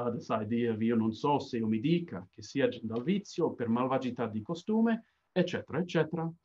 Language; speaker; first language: Italian; non-native, fluent; English